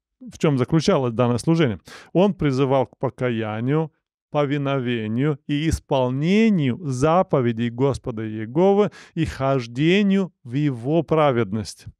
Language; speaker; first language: Russian; non-native, local second language; Romanian